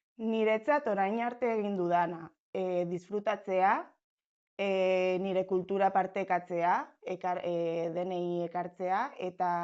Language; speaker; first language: Basque; non-native, local second language; Spanish